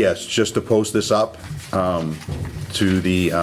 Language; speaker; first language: English; native; English